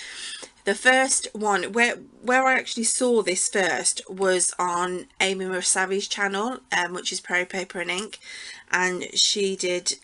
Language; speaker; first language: English; native; English